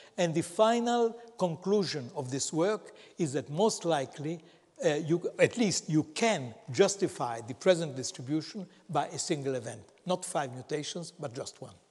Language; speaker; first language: English; non-native, fluent; Italian